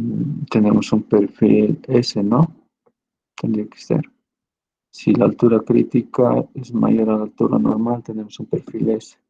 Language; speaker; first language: Spanish; native; Spanish